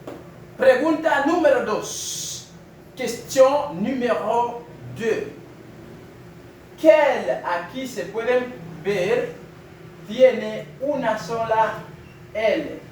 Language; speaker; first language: Spanish; non-native, fluent; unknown